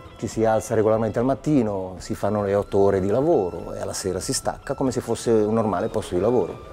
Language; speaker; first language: Italian; native; Italian